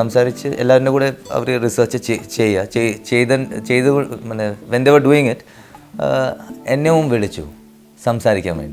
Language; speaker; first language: Malayalam; early bilingual, heritage; Malayalam